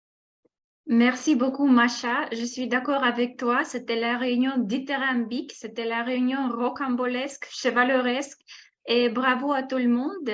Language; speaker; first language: French; non-native, fluent; Russian